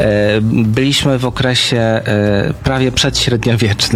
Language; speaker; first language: Polish; native; Polish